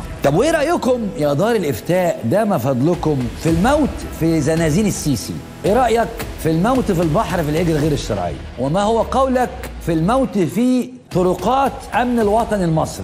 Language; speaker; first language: Arabic; native; Arabic